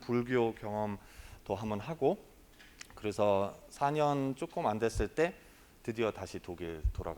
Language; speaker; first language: Korean; non-native, fluent; German